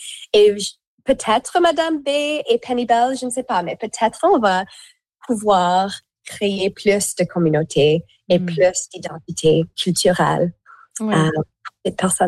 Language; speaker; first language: French; non-native, local second language; English